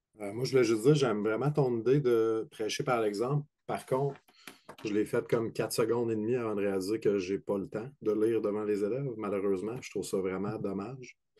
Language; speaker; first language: French; native; French